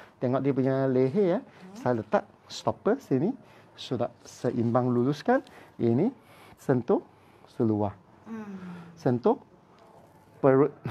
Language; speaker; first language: Malay; non-native, local second language; Cantonese